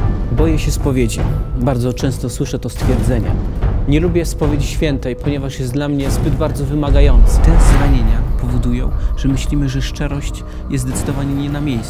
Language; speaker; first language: Polish; native; Polish